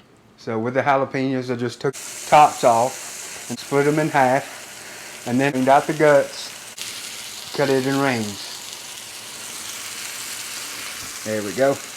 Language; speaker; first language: English; native; English